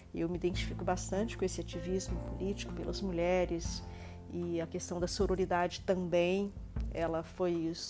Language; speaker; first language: Portuguese; native; Portuguese